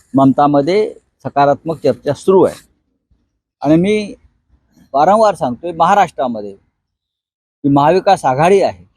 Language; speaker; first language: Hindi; non-native, local second language; Marathi